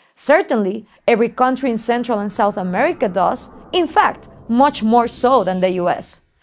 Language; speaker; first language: English; non-native, fluent; Spanish